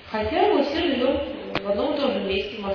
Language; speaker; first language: Russian; native; Russian